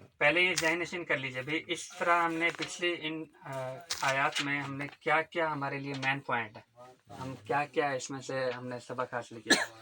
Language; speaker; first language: Urdu; native; Urdu